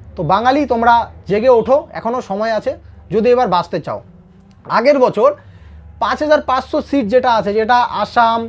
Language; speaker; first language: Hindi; non-native, local second language; Bangla